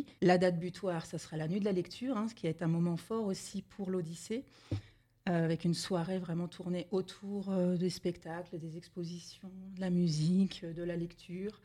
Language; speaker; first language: French; native; French